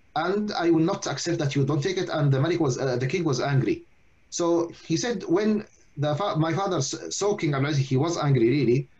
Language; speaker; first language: English; non-native, fluent; Arabic